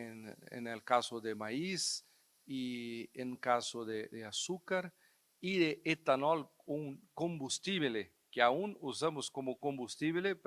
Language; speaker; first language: Spanish; non-native, fluent; Portuguese